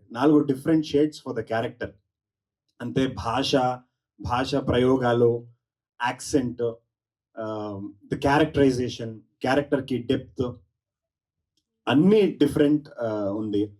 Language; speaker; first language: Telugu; non-native, learner; Kannada